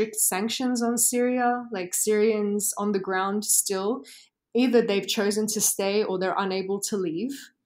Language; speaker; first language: English; native; English